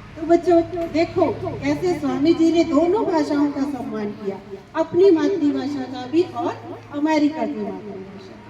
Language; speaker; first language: Hindi; native; Hindi